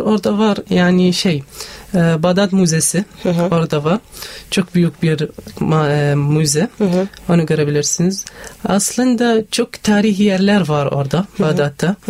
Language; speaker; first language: Turkish; non-native, learner; Arabic